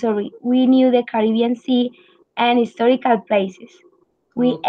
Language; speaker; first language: English; non-native, learner; Spanish